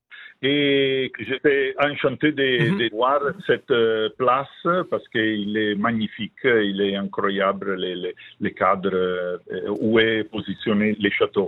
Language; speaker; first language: French; non-native, fluent; Italian